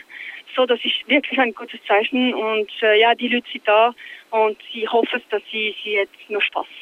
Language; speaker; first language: German; non-native, local second language; French